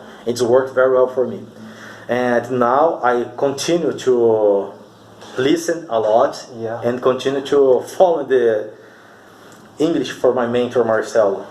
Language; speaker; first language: English; non-native, learner; Portuguese